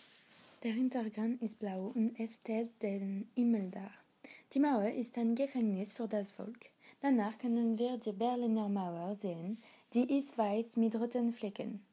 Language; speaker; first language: German; non-native, learner; French